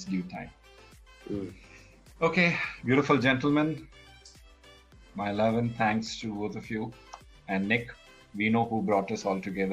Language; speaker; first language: English; non-native, local second language; Malayalam